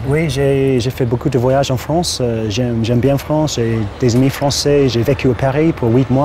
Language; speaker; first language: French; non-native, fluent; English